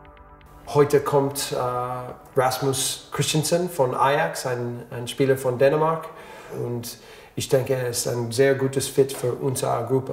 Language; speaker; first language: German; non-native, learner; English